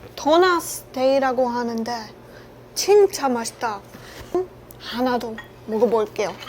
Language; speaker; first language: Korean; non-native, learner; Czech